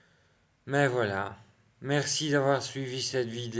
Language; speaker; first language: French; native; French